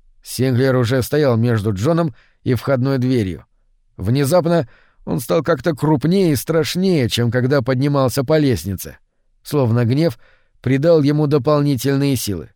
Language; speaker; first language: Russian; native; Russian